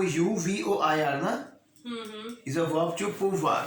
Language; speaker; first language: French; non-native, learner; Hindi